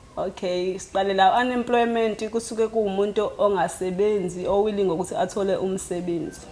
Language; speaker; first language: Zulu; non-native, local second language; Xhosa